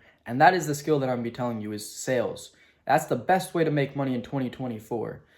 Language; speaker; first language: English; native; English